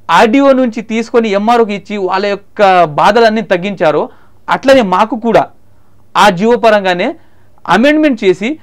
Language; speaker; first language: Telugu; non-native, local second language; Marathi